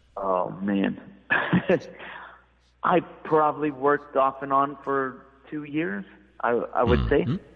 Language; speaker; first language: English; native; English